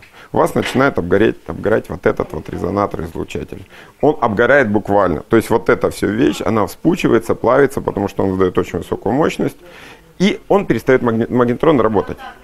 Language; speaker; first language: Russian; native; Russian